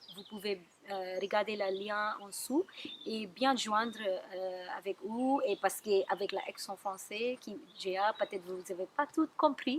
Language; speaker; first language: French; non-native, learner; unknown